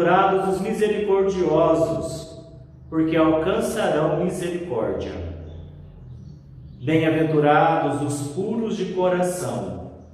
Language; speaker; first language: Portuguese; native; Portuguese